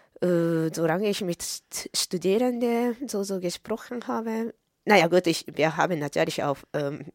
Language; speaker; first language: German; non-native, fluent; Japanese